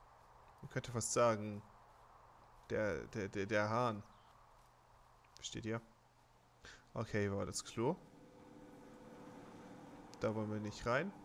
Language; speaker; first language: German; native; German